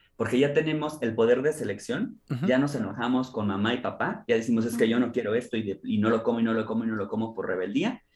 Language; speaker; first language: Spanish; native; Spanish